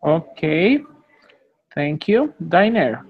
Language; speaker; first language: English; non-native, fluent; Spanish